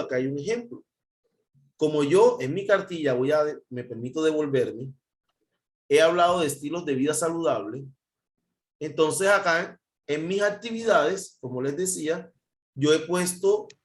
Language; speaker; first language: Spanish; native; Spanish